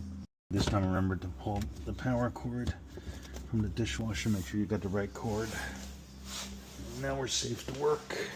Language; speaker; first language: English; native; English